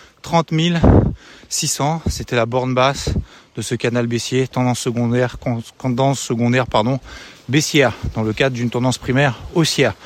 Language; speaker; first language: French; native; French